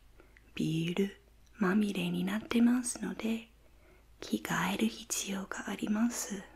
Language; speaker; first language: Japanese; non-native, fluent; English